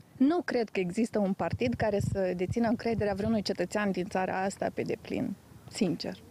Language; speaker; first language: Romanian; native; Romanian